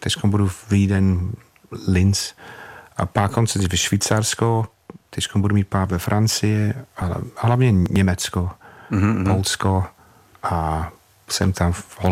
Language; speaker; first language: Czech; non-native, learner; English